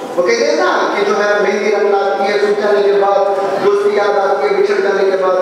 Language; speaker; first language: Hindi; non-native, local second language; Urdu